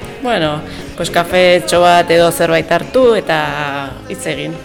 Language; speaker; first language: Basque; non-native, learner; Spanish